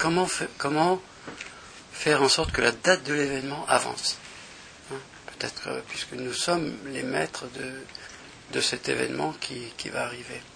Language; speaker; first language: French; native; French